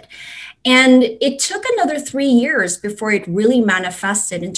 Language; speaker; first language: English; non-native, local second language; Cantonese